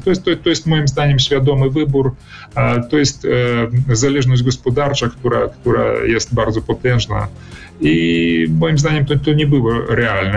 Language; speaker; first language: Polish; early bilingual, heritage; Polish